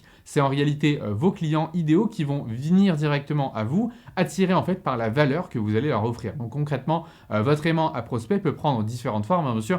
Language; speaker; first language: French; native; French